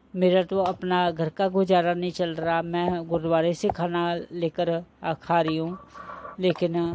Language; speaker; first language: Hindi; native; Hindi